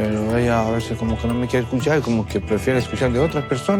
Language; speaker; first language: Spanish; native; Spanish